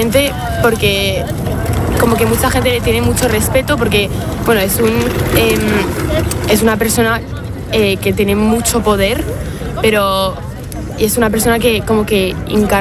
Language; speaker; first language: Spanish; non-native, fluent; French